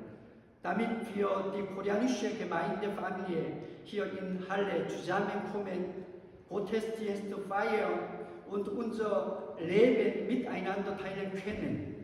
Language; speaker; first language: German; non-native, learner; Korean